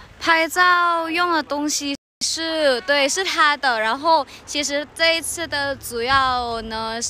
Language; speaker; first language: Chinese; non-native, fluent; Thai